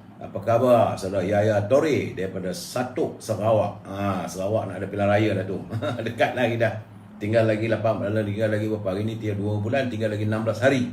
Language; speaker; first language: Malay; native; Malay